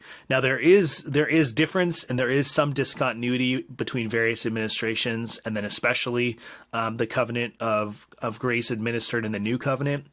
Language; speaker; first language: English; native; English